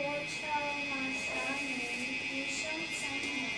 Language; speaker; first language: Chinese; non-native, learner; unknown